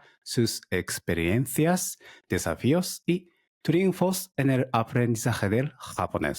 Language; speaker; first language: Spanish; non-native, fluent; Japanese